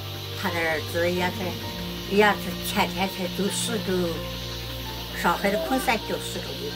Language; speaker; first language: Chinese; native; Chinese